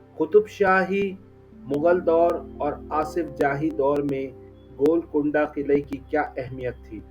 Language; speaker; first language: Urdu; native; Urdu